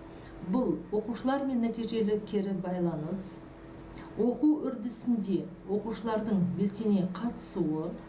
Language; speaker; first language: Kazakh; native; Kazakh